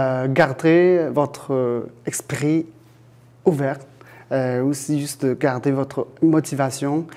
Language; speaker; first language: French; non-native, fluent; Chinese